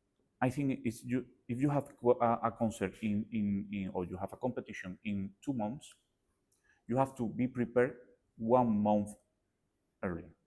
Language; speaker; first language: English; non-native, learner; Spanish